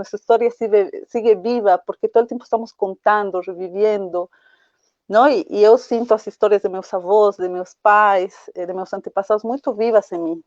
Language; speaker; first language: Portuguese; non-native, fluent; Spanish